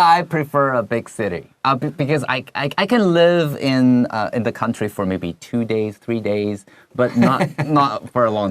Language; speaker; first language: English; non-native, fluent; Chinese